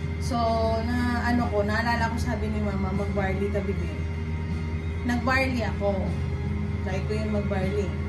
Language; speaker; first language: Filipino; non-native, local second language; Cebuano